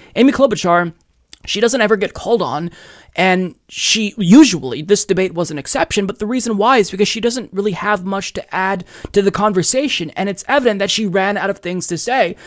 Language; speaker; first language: English; native; English